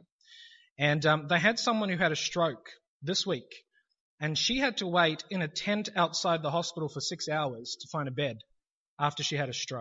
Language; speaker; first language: English; native; English